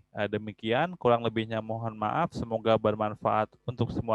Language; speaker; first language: Indonesian; native; Indonesian